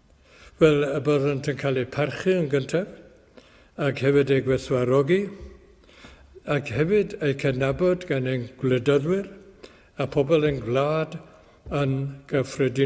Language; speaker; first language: Welsh; native; Welsh